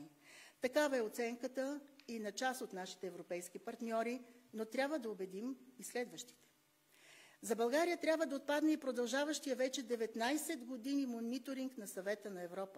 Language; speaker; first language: Bulgarian; native; Bulgarian